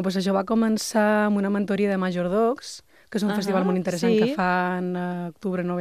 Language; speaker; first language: Catalan; non-native, local second language; Spanish